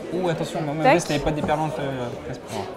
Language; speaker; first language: French; native; French